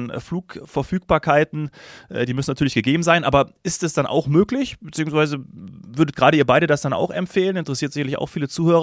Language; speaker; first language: German; native; German